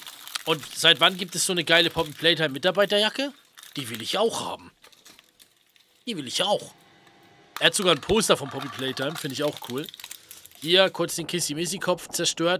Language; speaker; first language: German; native; German